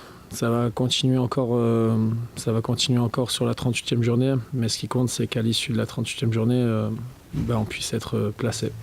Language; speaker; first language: French; native; French